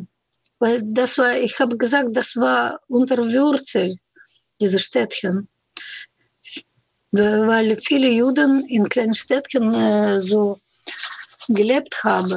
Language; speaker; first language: German; non-native, fluent; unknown